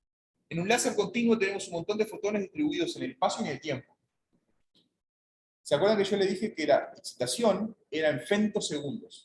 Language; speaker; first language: Spanish; native; Spanish